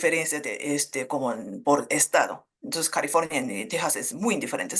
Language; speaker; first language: Spanish; non-native, fluent; Japanese